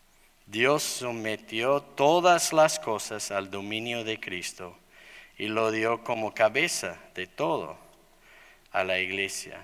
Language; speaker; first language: Spanish; non-native, fluent; English